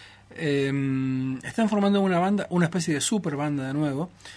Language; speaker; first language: Spanish; native; Spanish